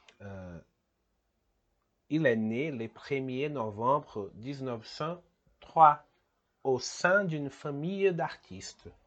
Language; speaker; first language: French; non-native, fluent; Portuguese